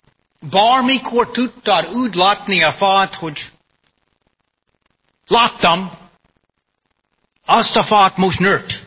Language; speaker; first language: Hungarian; non-native, fluent; English